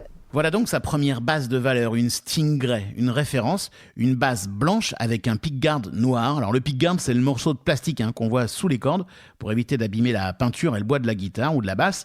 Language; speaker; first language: French; native; French